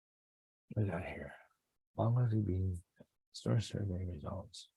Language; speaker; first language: English; native; English